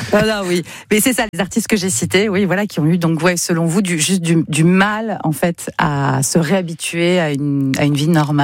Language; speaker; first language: French; native; French